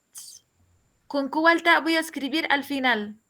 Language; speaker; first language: Spanish; non-native, fluent; Arabic